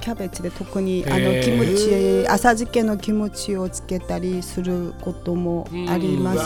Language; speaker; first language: Japanese; non-native, fluent; Korean